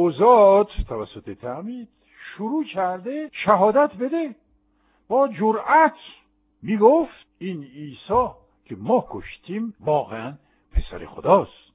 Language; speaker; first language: Persian; non-native, fluent; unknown